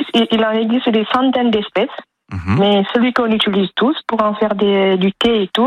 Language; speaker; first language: French; non-native, local second language; Wolof